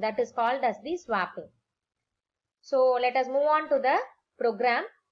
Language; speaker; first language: English; non-native, local second language; Tamil